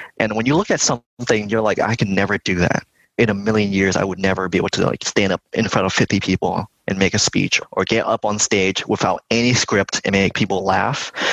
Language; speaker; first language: English; early bilingual, other home language; Vietnamese